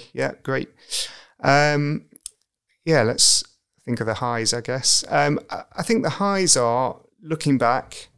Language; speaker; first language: English; native; English